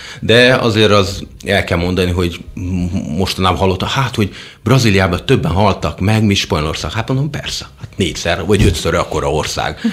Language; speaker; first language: Hungarian; non-native, fluent; Portuguese